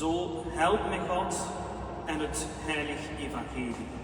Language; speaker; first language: Dutch; non-native, fluent; Urdu